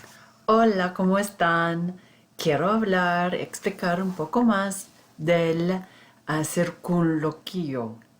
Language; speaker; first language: Spanish; non-native, fluent; English